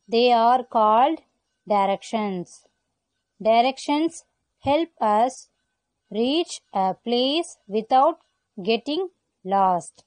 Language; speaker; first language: English; non-native, local second language; Tamil